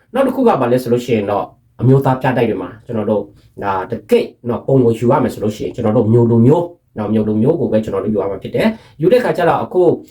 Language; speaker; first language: Burmese; non-native, local second language; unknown